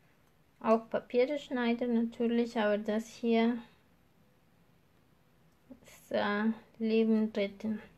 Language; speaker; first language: German; non-native, fluent; Spanish